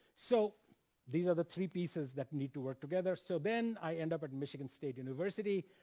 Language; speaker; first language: English; non-native, local second language; Hindi